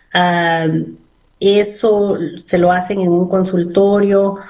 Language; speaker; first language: Spanish; early bilingual, heritage; Spanish